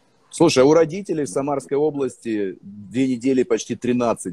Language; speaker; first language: Russian; native; Russian